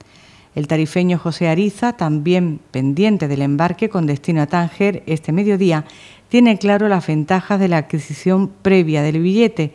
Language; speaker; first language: Spanish; native; Spanish